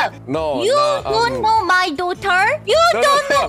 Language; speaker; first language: English; non-native, learner; Korean